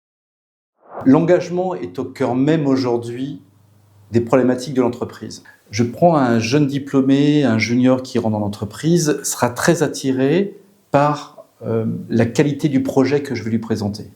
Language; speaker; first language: French; native; French